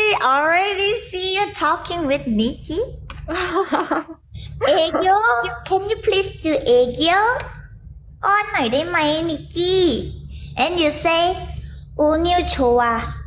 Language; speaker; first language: English; non-native, learner; Thai